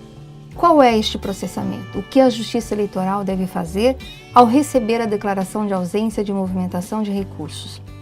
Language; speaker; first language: Portuguese; native; Portuguese